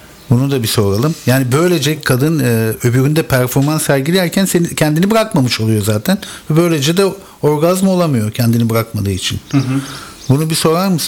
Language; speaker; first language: Turkish; native; Turkish